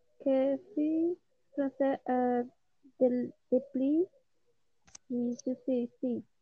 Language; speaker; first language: French; non-native, learner; Portuguese